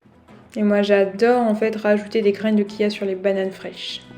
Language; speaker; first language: French; native; French